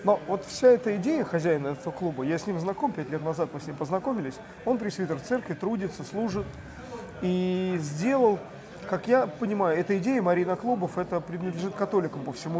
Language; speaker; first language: Russian; native; Russian